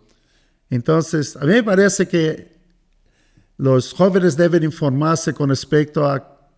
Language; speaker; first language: Spanish; non-native, fluent; Portuguese